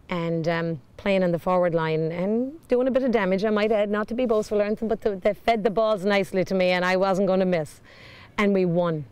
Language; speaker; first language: English; native; English